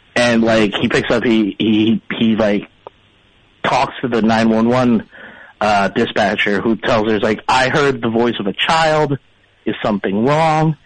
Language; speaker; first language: English; early bilingual, other home language; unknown